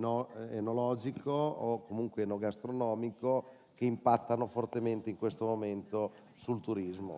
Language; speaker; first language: Italian; native; Italian